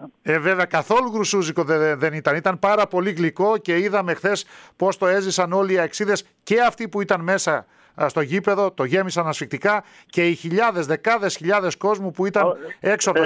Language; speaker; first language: Greek; native; Greek